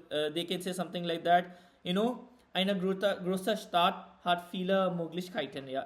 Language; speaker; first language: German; non-native, fluent; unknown